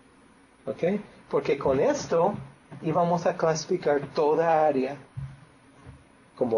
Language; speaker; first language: Spanish; non-native, learner; English